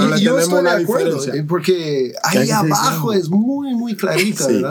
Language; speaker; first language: Spanish; non-native, fluent; English